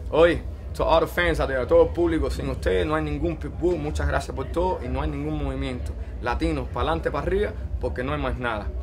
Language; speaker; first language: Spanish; early bilingual, heritage; Spanish